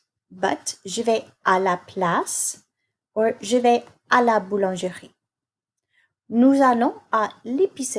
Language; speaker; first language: French; non-native, fluent; English